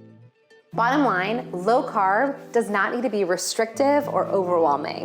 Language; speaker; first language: English; native; English